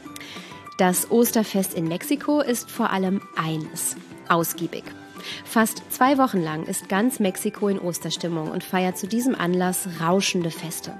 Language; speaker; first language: German; native; German